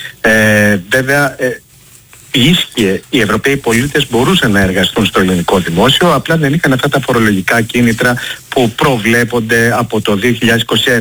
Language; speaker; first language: Greek; native; Greek